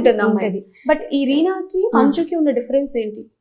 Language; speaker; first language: Telugu; native; Telugu